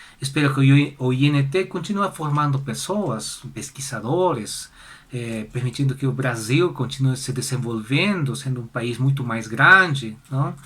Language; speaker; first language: Portuguese; non-native, fluent; Spanish